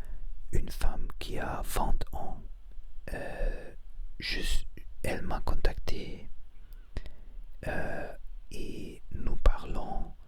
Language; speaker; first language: French; non-native, learner; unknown